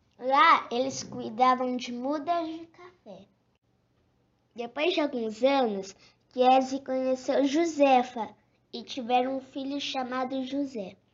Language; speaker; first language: Portuguese; native; Portuguese